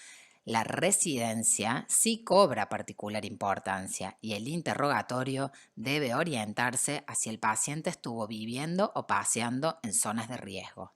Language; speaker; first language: Spanish; native; Spanish